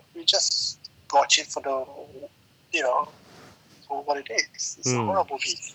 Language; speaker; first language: English; non-native, local second language; Malay